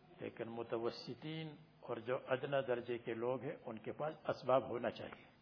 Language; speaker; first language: Urdu; native; Urdu